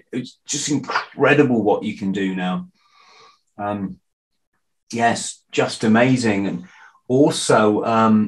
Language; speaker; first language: English; native; English